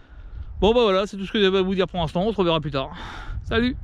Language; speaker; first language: French; native; French